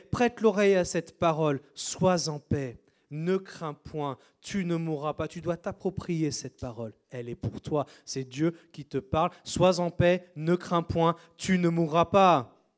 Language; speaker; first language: French; native; French